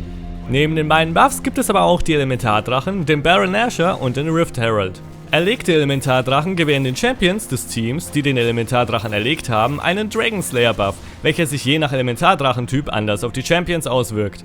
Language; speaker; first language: German; native; German